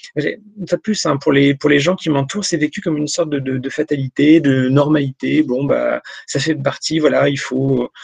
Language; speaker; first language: French; native; French